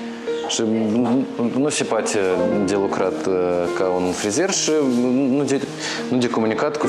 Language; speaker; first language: Romanian; non-native, local second language; Russian